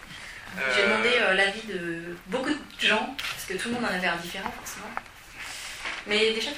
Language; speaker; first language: French; native; French